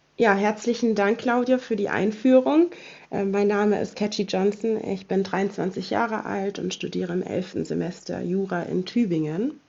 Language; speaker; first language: German; early bilingual, other home language; Igbo